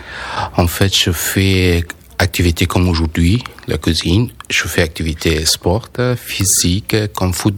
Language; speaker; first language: French; non-native, learner; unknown